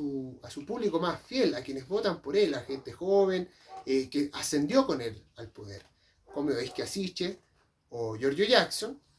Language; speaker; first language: Spanish; native; Spanish